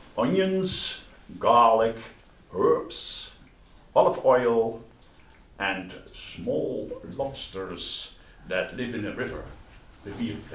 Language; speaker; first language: English; non-native, fluent; Dutch